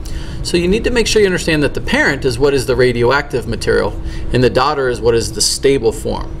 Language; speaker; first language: English; native; English